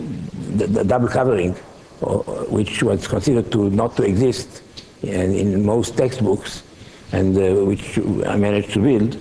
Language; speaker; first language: English; non-native, fluent; Hebrew